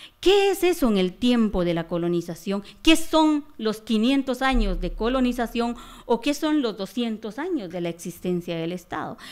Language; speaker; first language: Spanish; non-native, local second language; Kaqchikel